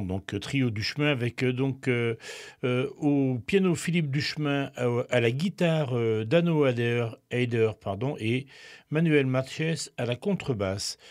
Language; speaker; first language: French; native; French